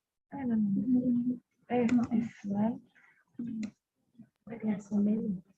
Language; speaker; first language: English; non-native, learner; Indonesian